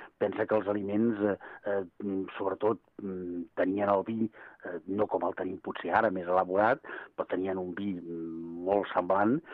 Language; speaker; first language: Catalan; native; Catalan